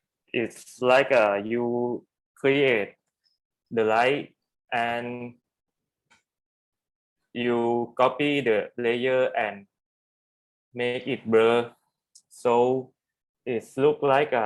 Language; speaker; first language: English; non-native, learner; Thai